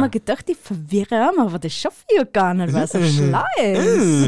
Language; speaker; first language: German; native; German